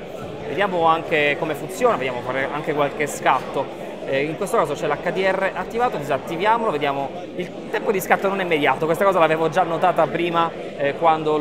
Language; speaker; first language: Italian; native; Italian